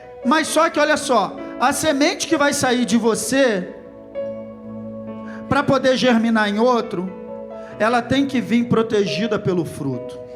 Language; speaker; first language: Portuguese; native; Portuguese